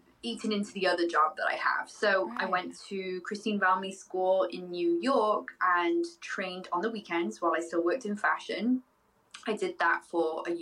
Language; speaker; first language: English; native; English